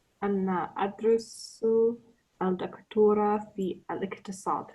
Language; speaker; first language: Arabic; non-native, learner; English